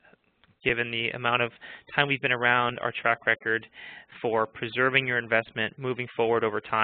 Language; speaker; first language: English; native; English